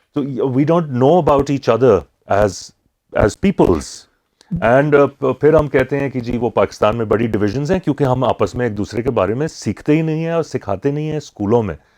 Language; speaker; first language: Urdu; native; Urdu